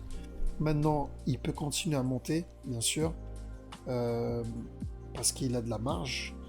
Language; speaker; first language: French; native; French